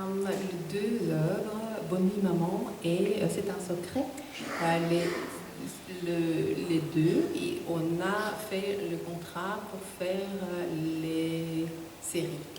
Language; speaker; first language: French; non-native, fluent; Korean